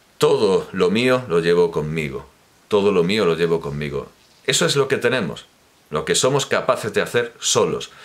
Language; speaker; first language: Spanish; native; Spanish